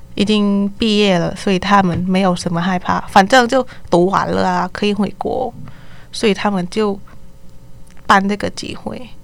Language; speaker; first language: Chinese; non-native, learner; Thai